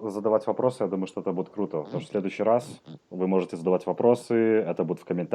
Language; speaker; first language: Russian; native; Russian